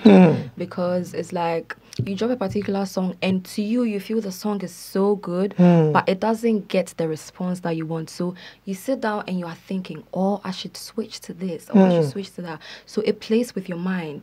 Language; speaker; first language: English; non-native, local second language; Akan